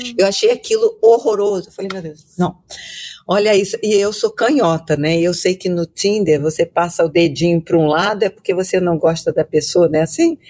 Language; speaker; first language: Portuguese; native; Portuguese